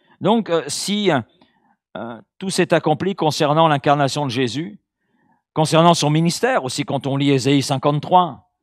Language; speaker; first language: French; native; French